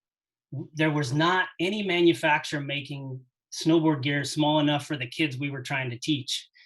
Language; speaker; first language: English; native; English